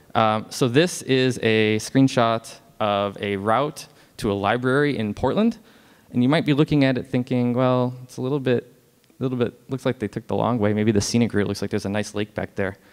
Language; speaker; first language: English; native; English